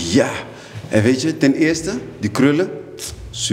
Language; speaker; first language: Dutch; native; Dutch